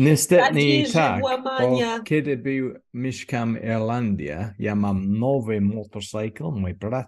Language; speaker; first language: Polish; non-native, learner; English